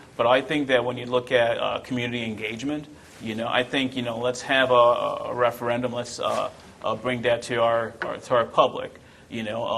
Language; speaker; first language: English; non-native, local second language; Yoruba